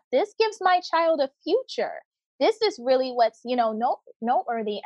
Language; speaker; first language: English; native; English